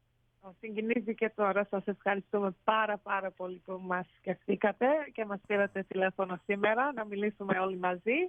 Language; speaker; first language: Greek; early bilingual, heritage; Greek